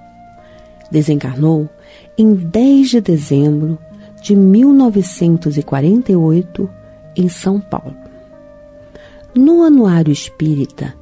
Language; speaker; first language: Portuguese; native; Portuguese